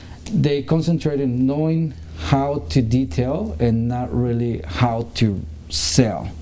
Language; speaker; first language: English; early bilingual, other home language; Spanish